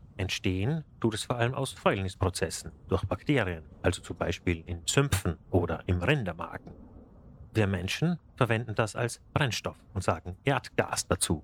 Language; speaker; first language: German; native; German